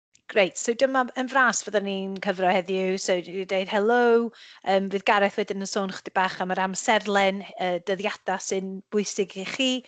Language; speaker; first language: Welsh; native; Welsh